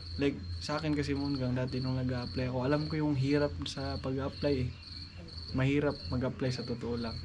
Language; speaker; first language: Filipino; non-native, local second language; Cebuano